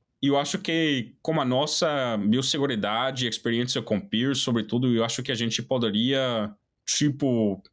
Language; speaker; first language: Portuguese; non-native, fluent; English